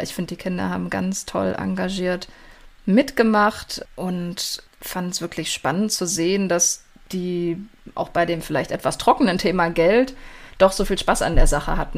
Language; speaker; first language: German; native; German